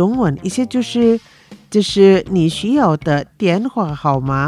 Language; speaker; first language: Chinese; non-native, local second language; Indonesian